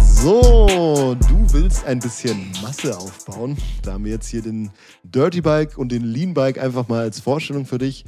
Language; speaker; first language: German; native; German